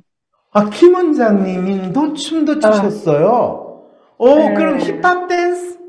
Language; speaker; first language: Korean; native; Korean